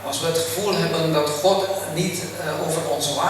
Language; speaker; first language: Dutch; early bilingual, other home language; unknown